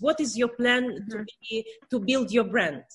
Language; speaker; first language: English; non-native, learner; Russian